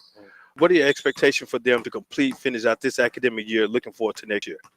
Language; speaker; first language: English; native; English